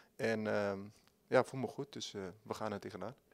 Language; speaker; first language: Dutch; native; Dutch